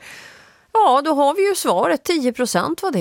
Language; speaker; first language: Swedish; native; Swedish